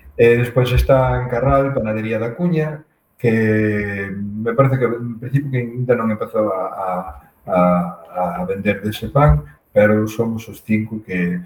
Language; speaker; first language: Galician; native; Galician